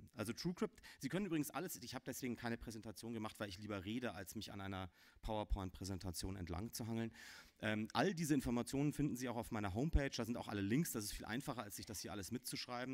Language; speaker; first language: German; native; German